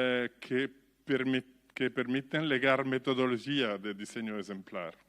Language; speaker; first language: Spanish; non-native, learner; Italian